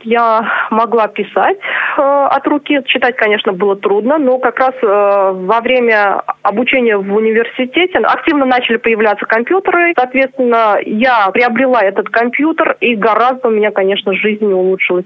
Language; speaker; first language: Russian; non-native, local second language; Chuvash